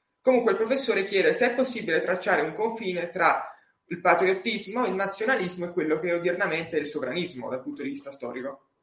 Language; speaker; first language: Italian; native; Italian